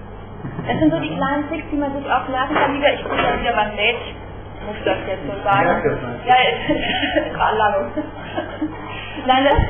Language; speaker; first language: German; native; German